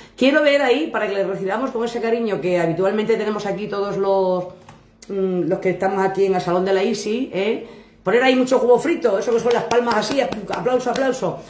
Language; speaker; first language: Spanish; native; Spanish